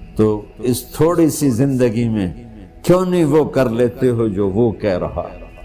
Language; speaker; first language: Urdu; non-native, local second language; Punjabi